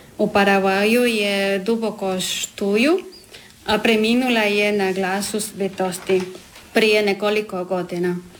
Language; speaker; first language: Croatian; non-native, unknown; Spanish